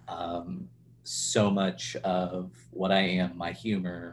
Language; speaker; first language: English; native; English